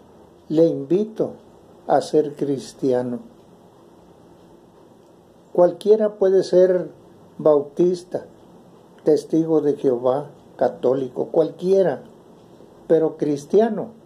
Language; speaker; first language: Spanish; native; Spanish